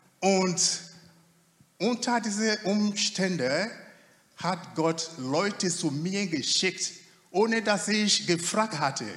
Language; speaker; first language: German; non-native, fluent; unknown